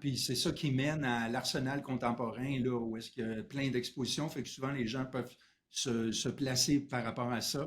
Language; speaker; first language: French; native; French